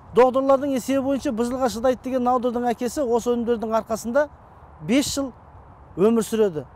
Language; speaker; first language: Kazakh; early bilingual, heritage; Kazakh